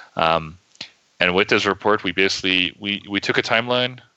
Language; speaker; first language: English; non-native, fluent; Dutch